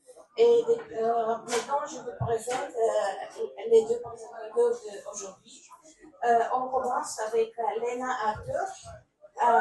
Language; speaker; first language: French; non-native, learner; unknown